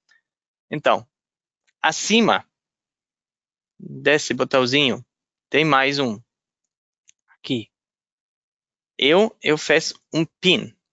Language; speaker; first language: Portuguese; non-native, fluent; German